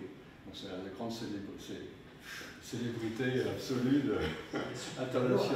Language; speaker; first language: French; native; French